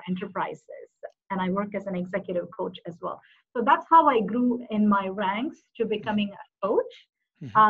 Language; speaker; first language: English; non-native, local second language; Tamil